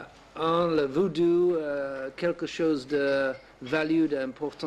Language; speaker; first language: French; non-native, learner; English